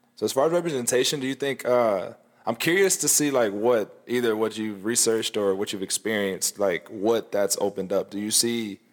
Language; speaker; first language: English; native; English